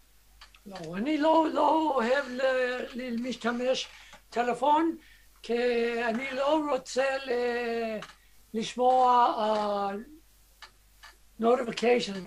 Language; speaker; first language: Hebrew; non-native, learner; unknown